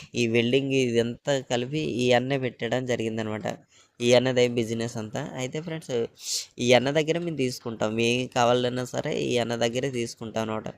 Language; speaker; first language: Telugu; native; Telugu